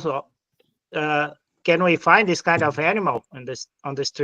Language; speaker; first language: English; non-native, fluent; Portuguese